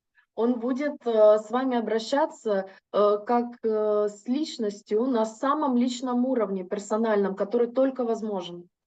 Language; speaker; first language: Russian; native; Russian